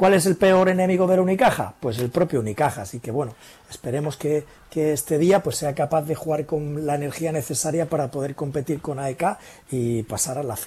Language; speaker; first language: Spanish; native; Spanish